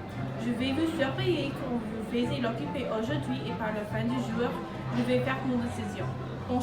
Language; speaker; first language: French; non-native, learner; English